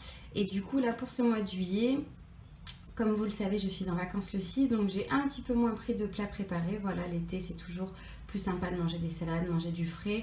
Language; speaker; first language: French; native; French